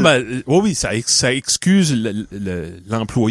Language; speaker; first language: French; native; French